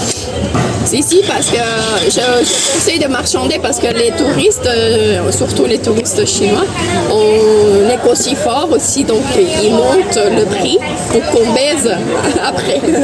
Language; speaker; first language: French; non-native, fluent; Thai